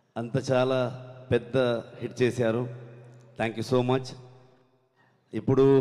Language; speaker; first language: Telugu; non-native, learner; Kannada